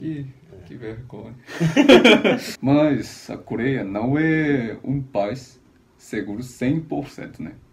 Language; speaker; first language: Portuguese; non-native, fluent; Korean